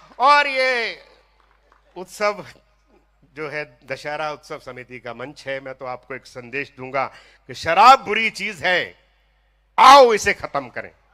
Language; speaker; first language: Hindi; non-native, local second language; Punjabi